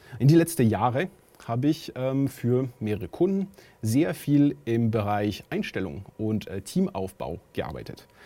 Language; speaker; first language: German; non-native, fluent; French